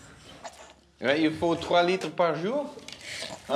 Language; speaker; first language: French; non-native, learner; Dutch